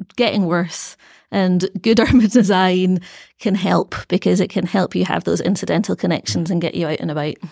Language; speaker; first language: English; native; English